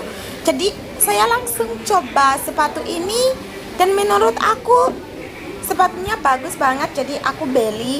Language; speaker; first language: Indonesian; non-native, learner; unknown